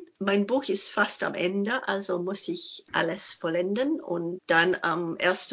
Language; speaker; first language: German; non-native, fluent; English